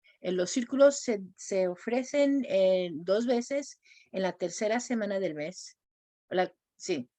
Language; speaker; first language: Spanish; non-native, fluent; English